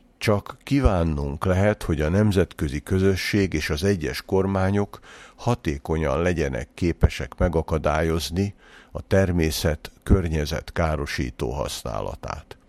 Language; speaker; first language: Hungarian; native; Hungarian